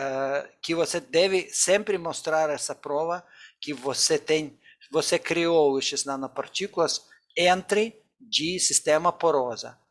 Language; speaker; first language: Portuguese; non-native, fluent; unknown